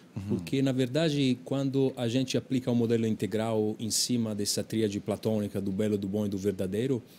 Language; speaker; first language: Portuguese; non-native, fluent; Italian